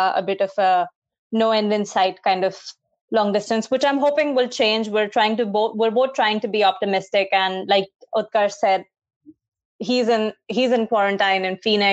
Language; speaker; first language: English; non-native, local second language; Hindi